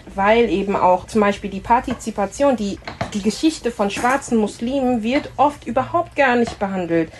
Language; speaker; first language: German; native; German